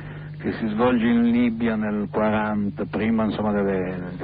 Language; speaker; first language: Italian; native; Italian